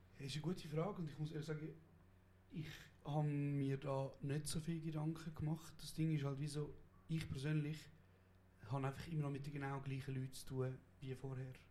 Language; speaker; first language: German; early bilingual, other home language; Kurdish